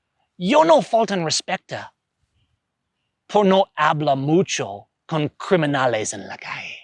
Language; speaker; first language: Spanish; non-native, learner; English